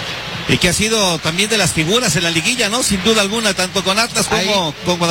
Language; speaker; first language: Spanish; native; Spanish